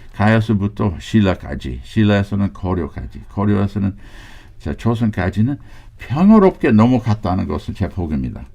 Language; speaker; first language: Korean; non-native, fluent; English